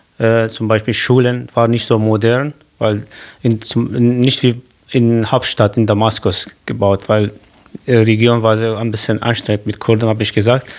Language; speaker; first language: German; non-native, learner; Kurdish